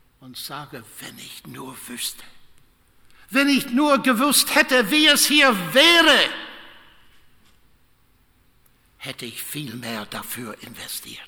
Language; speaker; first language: German; non-native, fluent; English